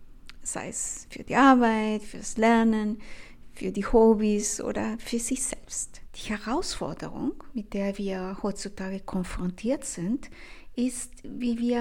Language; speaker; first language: German; non-native, fluent; Spanish